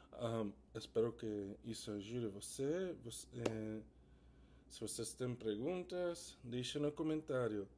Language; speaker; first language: Portuguese; non-native, learner; English